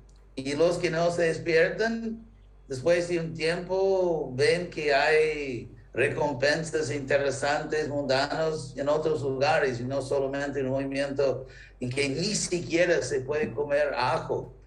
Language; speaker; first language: Spanish; non-native, fluent; English